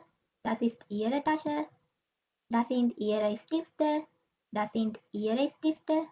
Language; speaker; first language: German; non-native, learner; Sinhala